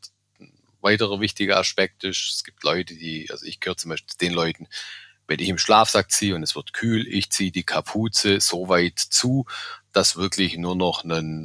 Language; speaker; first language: German; native; German